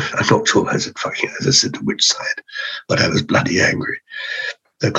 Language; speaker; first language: English; native; English